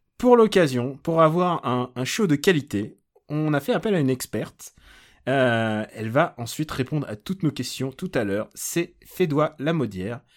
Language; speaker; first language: French; early bilingual, other home language; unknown